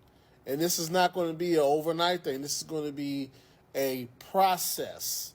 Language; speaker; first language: English; native; English